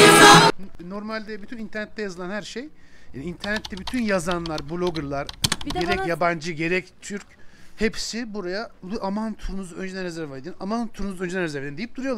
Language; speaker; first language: Turkish; native; Turkish